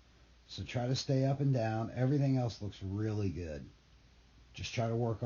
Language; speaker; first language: English; native; English